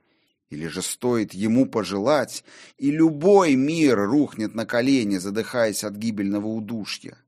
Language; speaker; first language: Russian; native; Russian